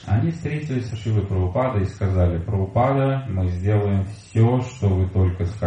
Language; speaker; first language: Russian; native; Russian